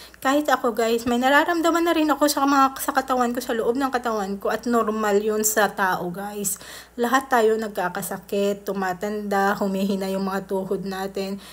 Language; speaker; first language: Filipino; native; Filipino